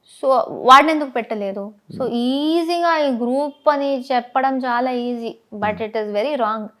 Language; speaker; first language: Telugu; non-native, local second language; Tamil